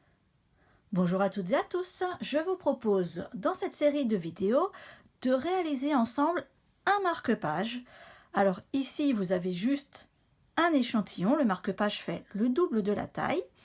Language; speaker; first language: French; native; French